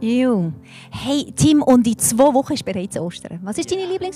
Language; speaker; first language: German; native; German